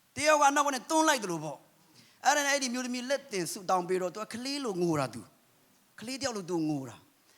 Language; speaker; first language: Burmese; non-native, local second language; Kachin